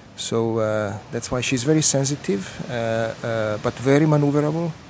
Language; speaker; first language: English; non-native, fluent; Croatian